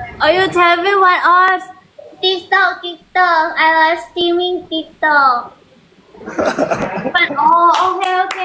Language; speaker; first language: English; non-native, learner; Thai